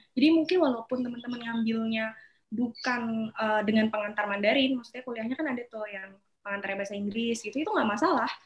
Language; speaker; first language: Indonesian; native; Indonesian